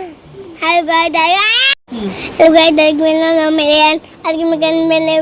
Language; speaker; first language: Hindi; non-native, local second language; Bangla